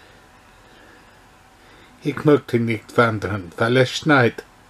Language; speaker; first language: German; non-native, learner; English